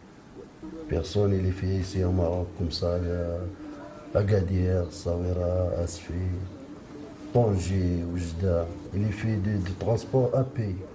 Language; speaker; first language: French; non-native, learner; Arabic